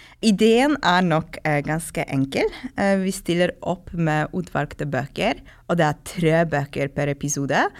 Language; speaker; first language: Norwegian; non-native, fluent; Polish